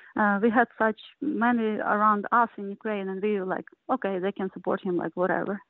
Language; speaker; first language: English; non-native, learner; Ukrainian